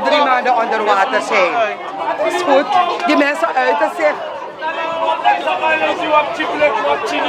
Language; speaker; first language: Dutch; non-native, local second language; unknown